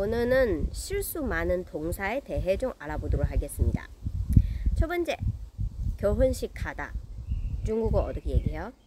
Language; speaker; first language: Korean; non-native, learner; Chinese